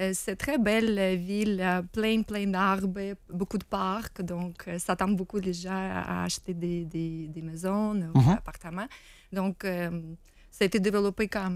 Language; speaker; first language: French; non-native, learner; Ukrainian